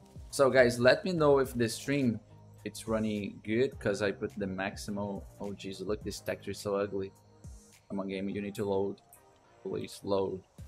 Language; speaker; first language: English; non-native, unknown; Portuguese